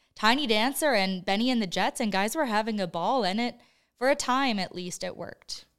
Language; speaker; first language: English; native; English